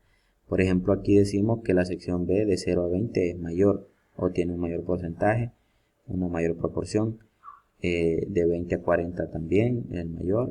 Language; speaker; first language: Spanish; native; Spanish